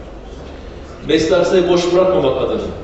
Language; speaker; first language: Turkish; native; Turkish